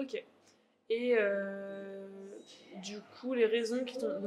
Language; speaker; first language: French; native; French